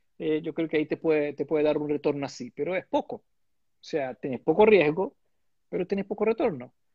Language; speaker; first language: Spanish; non-native, fluent; Portuguese